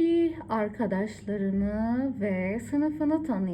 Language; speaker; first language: Turkish; non-native, fluent; Persian